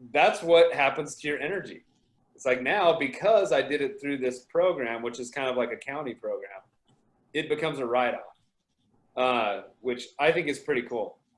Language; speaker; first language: English; native; English